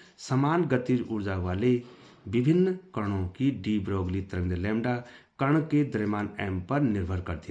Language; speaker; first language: Hindi; native; Hindi